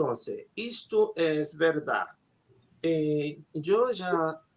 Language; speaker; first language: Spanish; non-native, learner; Portuguese